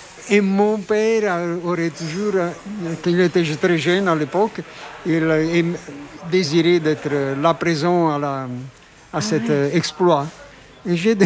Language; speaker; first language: French; non-native, fluent; Italian